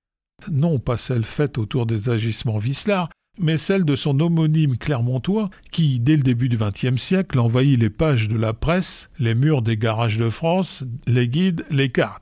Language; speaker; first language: French; native; French